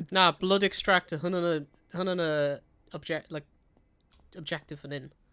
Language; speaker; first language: Welsh; native; Welsh